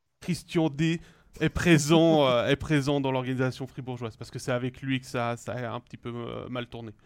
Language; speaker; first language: French; native; French